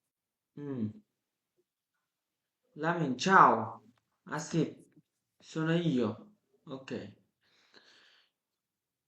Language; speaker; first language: Italian; non-native, fluent; Bangla